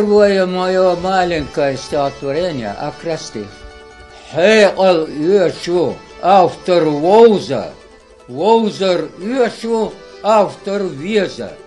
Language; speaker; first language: Russian; non-native, local second language; Chechen